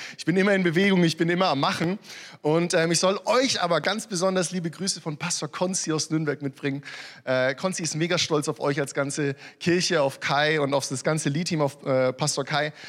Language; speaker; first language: German; early bilingual, other home language; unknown